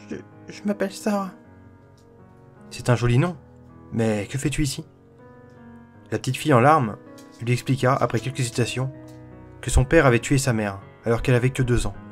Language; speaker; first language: French; native; French